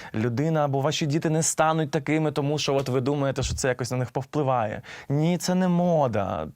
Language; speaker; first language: Ukrainian; native; Ukrainian